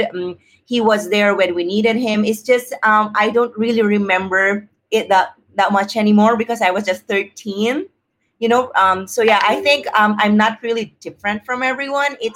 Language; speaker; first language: English; non-native, local second language; Filipino